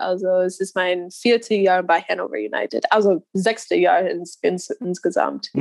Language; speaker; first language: German; non-native, learner; English